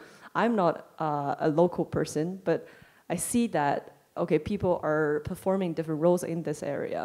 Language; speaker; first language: English; non-native, fluent; Chinese